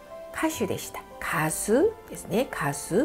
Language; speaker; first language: Japanese; non-native, fluent; Korean